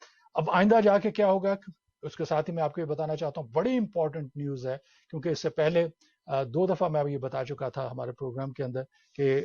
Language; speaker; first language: Urdu; native; Urdu